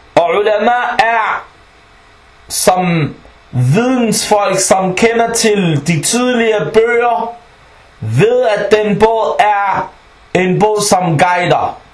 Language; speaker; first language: Danish; non-native, fluent; Arabic